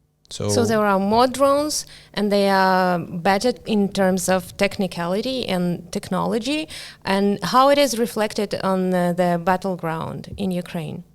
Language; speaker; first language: English; non-native, fluent; Ukrainian